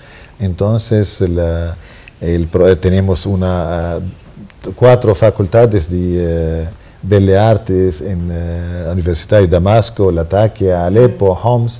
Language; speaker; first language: Spanish; non-native, fluent; Arabic